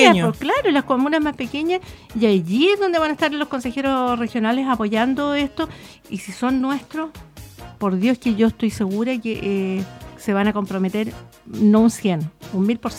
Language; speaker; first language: Spanish; native; Spanish